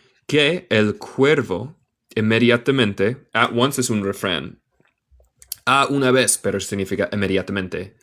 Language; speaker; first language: Spanish; non-native, learner; English